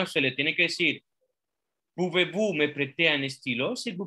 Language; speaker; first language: French; non-native, fluent; Spanish